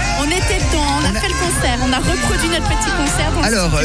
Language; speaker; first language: French; native; French